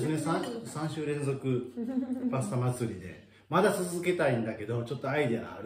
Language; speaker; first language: Japanese; native; Japanese